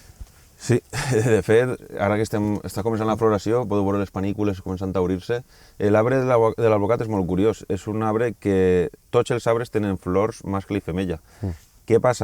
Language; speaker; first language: Catalan; native; Catalan